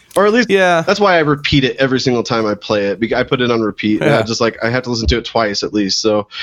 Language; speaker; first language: English; native; English